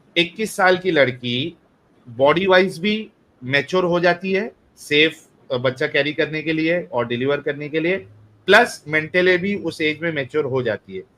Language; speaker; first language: Hindi; native; Hindi